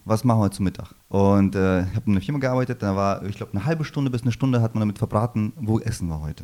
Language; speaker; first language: German; early bilingual, other home language; Low German